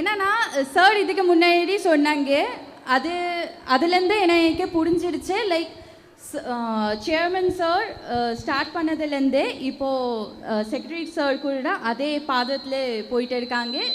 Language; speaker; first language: Tamil; non-native, local second language; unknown